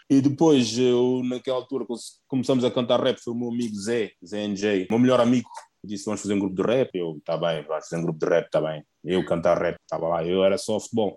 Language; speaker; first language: Portuguese; early bilingual, other home language; Upper Guinea Crioulo